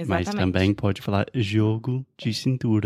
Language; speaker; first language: Portuguese; non-native, fluent; English